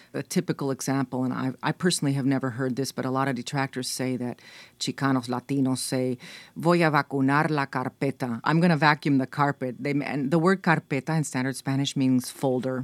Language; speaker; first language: English; early bilingual, other home language; Spanish